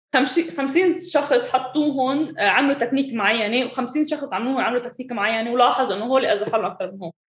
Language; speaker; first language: Arabic; early bilingual, other home language; English